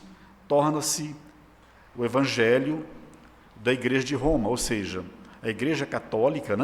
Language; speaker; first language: Portuguese; native; Portuguese